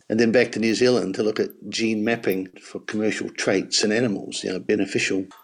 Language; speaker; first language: English; native; English